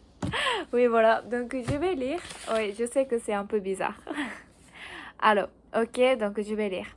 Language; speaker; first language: French; non-native, learner; Japanese